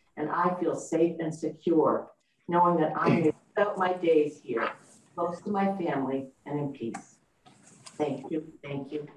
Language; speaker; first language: English; native; English